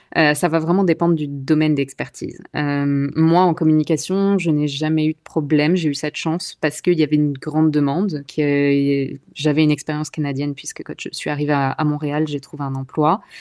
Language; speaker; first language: French; native; French